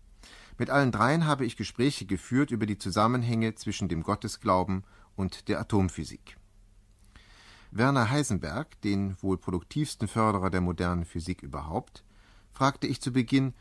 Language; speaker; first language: German; native; German